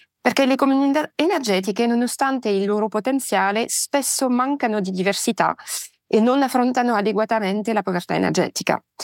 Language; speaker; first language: Italian; non-native, fluent; French